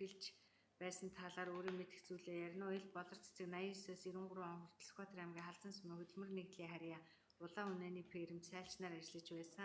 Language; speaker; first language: Mongolian; native; Mongolian